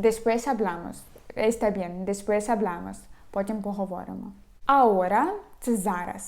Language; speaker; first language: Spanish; non-native, fluent; Ukrainian